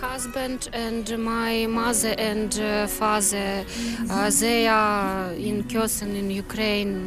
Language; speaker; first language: English; non-native, learner; Ukrainian